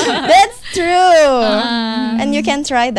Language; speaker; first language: English; non-native, fluent; Indonesian